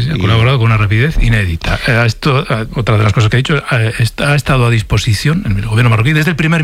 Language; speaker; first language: Spanish; native; Spanish